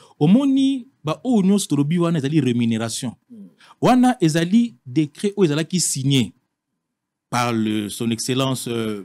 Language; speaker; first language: French; non-native, local second language; Lingala